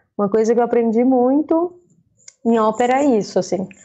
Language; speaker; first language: Portuguese; native; Portuguese